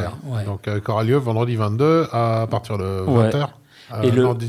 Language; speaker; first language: French; native; French